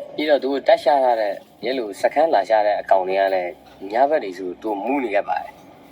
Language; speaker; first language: Burmese; native; Burmese